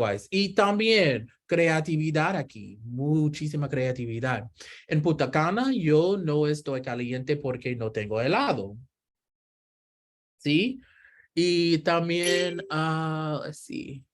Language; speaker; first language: Spanish; non-native, learner; English